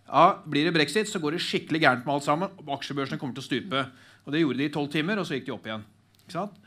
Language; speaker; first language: Norwegian; native; Norwegian